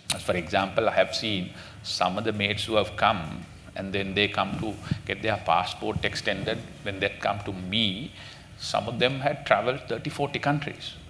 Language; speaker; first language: English; non-native, local second language; Sinhala